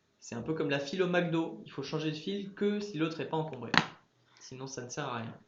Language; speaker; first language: French; early bilingual, other home language; English